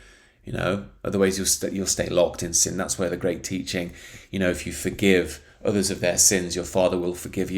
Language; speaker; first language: English; native; English